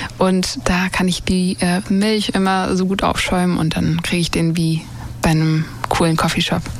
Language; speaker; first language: German; early bilingual, other home language; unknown